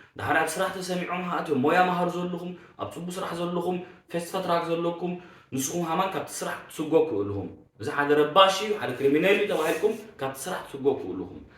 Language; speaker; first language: Tigrinya; early bilingual, heritage; Tigrinya